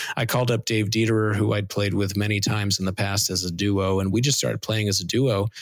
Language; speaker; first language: English; native; English